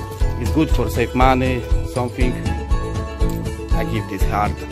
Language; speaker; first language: English; non-native, learner; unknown